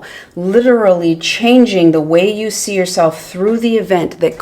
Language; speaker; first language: English; native; English